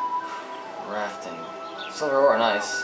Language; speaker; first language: English; native; English